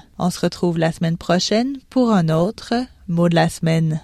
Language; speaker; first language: French; native; French